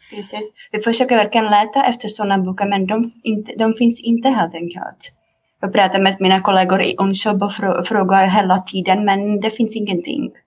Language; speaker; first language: Swedish; non-native, fluent; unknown